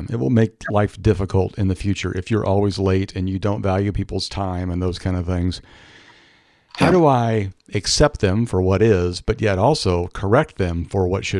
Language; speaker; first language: English; native; English